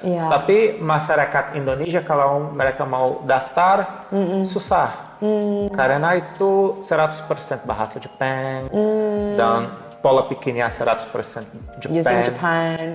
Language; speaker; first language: Indonesian; non-native, learner; Portuguese